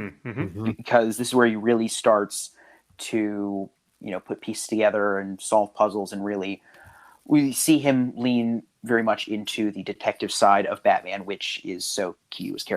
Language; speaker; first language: English; native; English